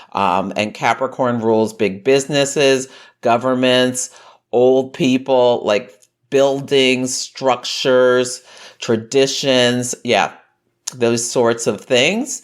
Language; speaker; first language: English; native; English